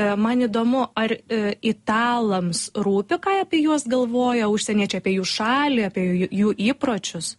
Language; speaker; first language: Lithuanian; native; Lithuanian